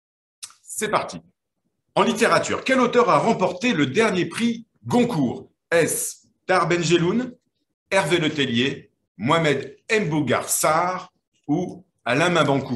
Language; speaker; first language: French; native; French